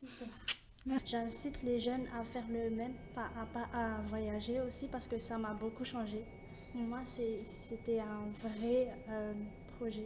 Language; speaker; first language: French; non-native, local second language; Malagasy